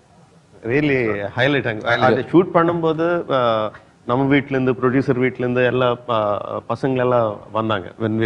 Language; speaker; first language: Tamil; non-native, fluent; Telugu